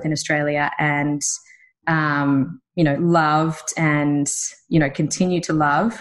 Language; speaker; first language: English; native; English